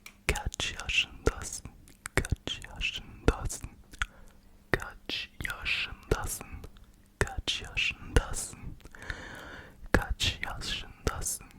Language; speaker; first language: Turkish; early bilingual, heritage; Turkish